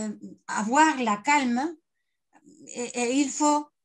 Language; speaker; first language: French; non-native, learner; Spanish